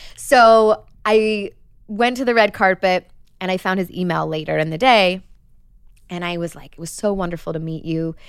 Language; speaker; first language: English; native; English